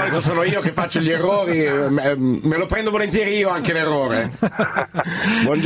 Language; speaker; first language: Italian; native; Italian